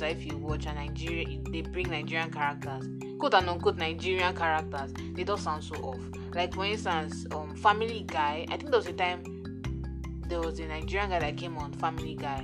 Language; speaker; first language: English; non-native, local second language; Yoruba